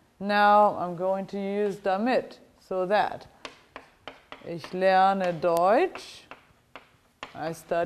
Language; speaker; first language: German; non-native, fluent; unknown